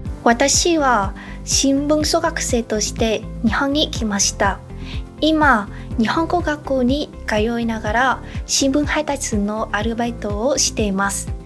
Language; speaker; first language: Japanese; non-native, fluent; Vietnamese